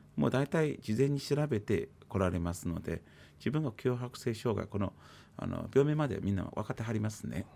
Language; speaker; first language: Japanese; native; Japanese